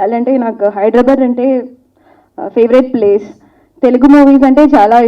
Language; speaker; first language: Telugu; non-native, learner; Tamil